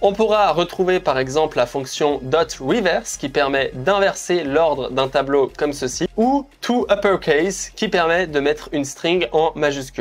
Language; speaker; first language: French; native; French